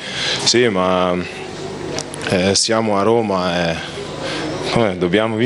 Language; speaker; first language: Italian; non-native, learner; German